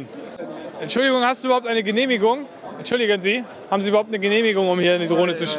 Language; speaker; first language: German; native; German